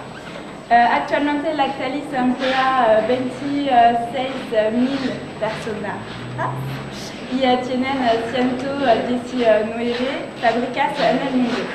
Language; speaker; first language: Spanish; non-native, learner; French